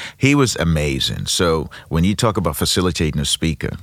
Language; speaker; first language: English; non-native, local second language; Yoruba